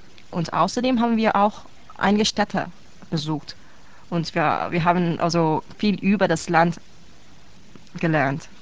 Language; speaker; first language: German; non-native, fluent; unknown